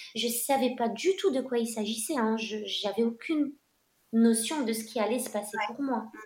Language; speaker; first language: French; non-native, local second language; Arabic